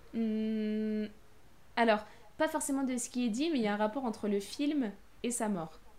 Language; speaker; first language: French; native; French